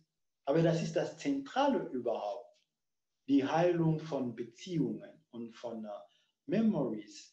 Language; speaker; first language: German; non-native, fluent; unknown